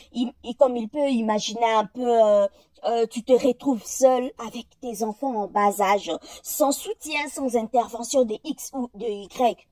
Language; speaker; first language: French; non-native, local second language; Lingala